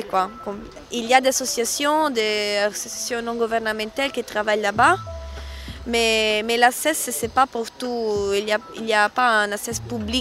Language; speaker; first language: French; non-native, learner; Italian